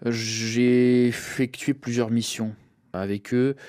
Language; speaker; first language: French; early bilingual, other home language; Russian